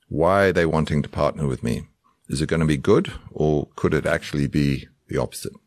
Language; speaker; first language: English; native; English